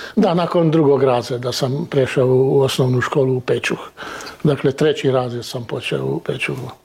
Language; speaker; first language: Croatian; early bilingual, heritage; Croatian